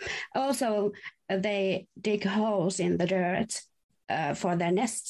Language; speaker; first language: English; non-native, fluent; Finnish